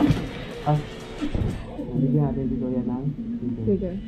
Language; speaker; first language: Filipino; native; Filipino